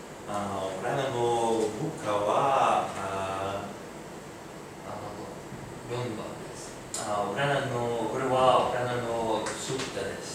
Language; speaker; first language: Japanese; non-native, learner; Ukrainian